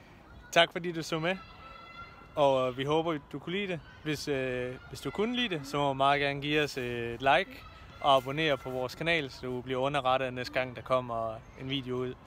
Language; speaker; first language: Danish; native; Danish